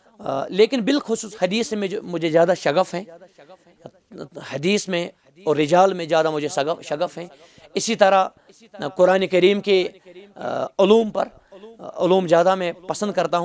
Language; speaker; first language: Hindi; non-native, local second language; Kashmiri